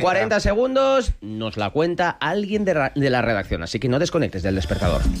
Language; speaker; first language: Spanish; native; Spanish